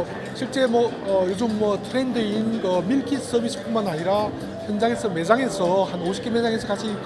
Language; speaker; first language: Korean; native; Korean